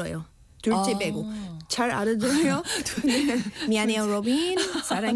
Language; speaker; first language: Korean; non-native, learner; English